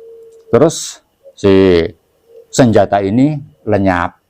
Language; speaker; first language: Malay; non-native, local second language; Javanese